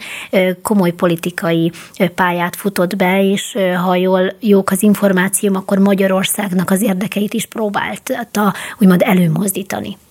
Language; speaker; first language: Hungarian; native; Hungarian